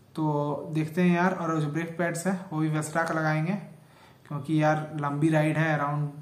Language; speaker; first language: Hindi; native; Hindi